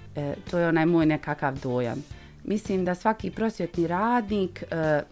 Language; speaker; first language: Bosnian; native; Bosnian